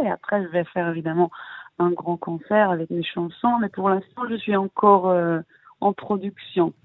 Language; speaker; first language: French; early bilingual, heritage; Hebrew